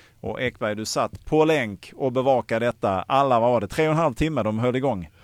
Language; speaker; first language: Swedish; native; Swedish